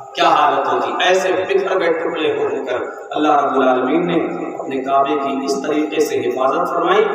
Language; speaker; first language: Urdu; native; Urdu